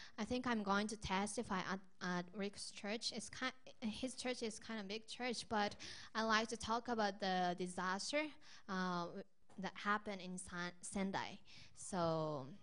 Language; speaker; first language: English; non-native, fluent; Japanese